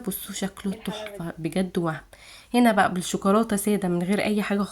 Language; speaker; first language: Arabic; native; Arabic